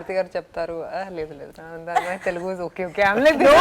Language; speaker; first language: Telugu; non-native, fluent; Hindi